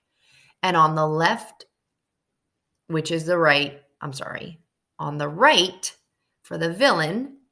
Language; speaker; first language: English; native; English